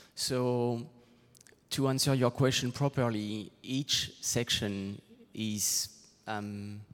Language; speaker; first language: English; non-native, fluent; French